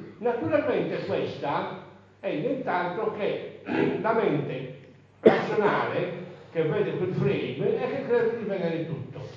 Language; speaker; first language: Italian; native; Italian